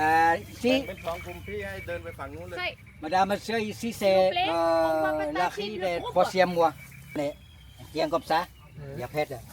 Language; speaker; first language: French; non-native, learner; Thai